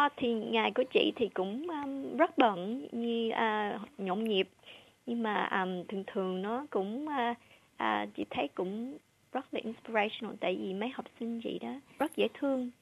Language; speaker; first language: Vietnamese; early bilingual, heritage; Vietnamese